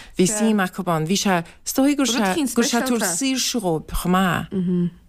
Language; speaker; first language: Irish; native; Irish